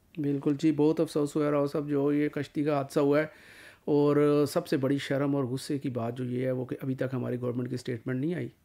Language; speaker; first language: Urdu; non-native, local second language; Punjabi